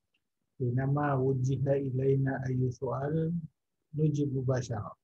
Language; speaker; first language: Arabic; non-native, fluent; Indonesian